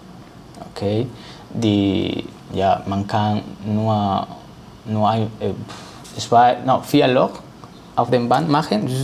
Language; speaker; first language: German; non-native, learner; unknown